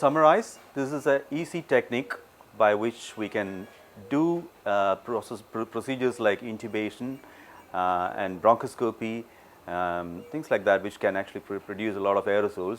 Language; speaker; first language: English; non-native, local second language; Malayalam